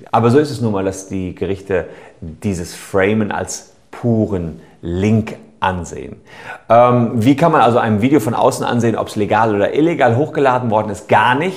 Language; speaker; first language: German; native; German